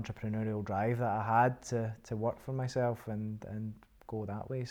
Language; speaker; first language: English; native; English